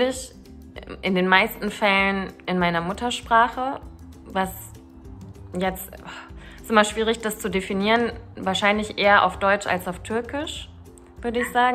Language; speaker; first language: German; early bilingual, other home language; Turkish